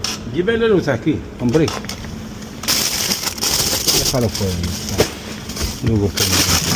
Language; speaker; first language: Spanish; non-native, learner; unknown